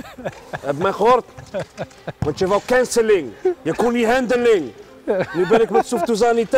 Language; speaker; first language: Dutch; native; Dutch